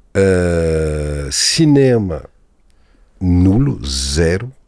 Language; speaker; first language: Portuguese; non-native, fluent; French